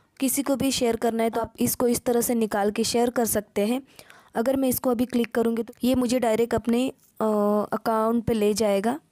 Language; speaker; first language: Hindi; non-native, local second language; Marathi